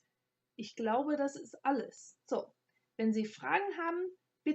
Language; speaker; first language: German; non-native, fluent; English